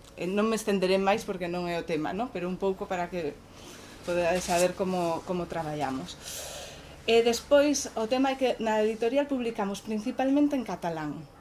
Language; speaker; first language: Galician; non-native, local second language; Spanish